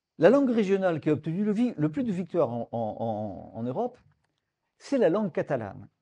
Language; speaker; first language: French; native; French